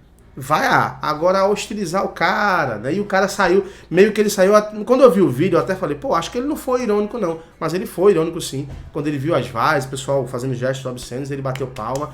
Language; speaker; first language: Portuguese; native; Portuguese